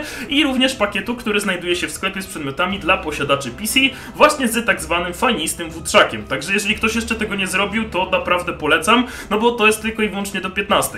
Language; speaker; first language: Polish; native; Polish